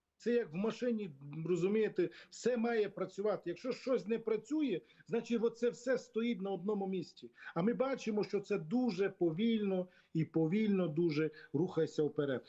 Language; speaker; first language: Ukrainian; non-native, local second language; Romany